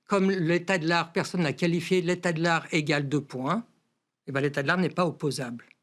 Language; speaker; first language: French; native; French